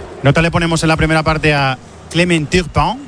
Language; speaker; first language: Spanish; native; Spanish